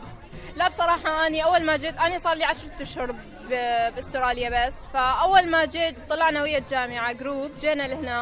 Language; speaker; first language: Arabic; native; Arabic